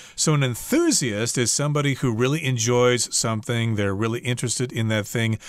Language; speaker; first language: English; native; English